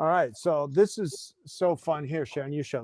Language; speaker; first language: English; native; English